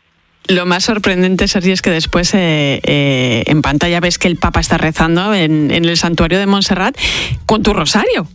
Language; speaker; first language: Spanish; native; Spanish